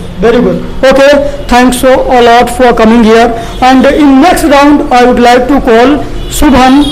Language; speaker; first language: English; non-native, local second language; Hindi